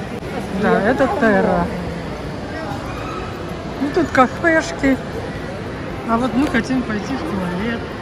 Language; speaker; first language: Russian; native; Russian